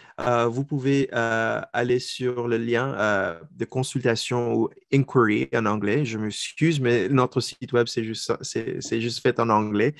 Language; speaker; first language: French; non-native, local second language; English